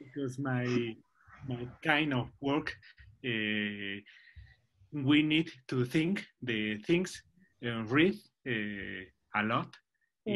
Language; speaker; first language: English; non-native, learner; Spanish